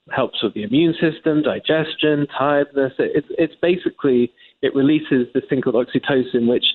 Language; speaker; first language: English; native; English